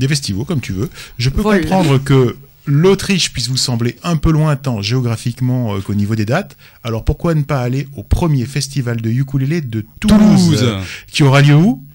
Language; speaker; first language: French; native; French